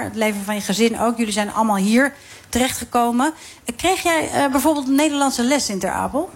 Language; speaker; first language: Dutch; native; Dutch